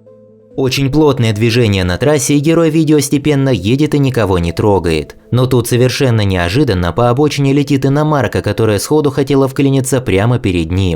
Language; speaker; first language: Russian; native; Russian